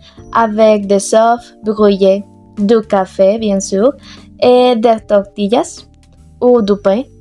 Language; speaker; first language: French; non-native, learner; Spanish